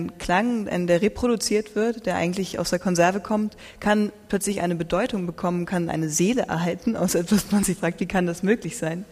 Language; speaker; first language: German; native; German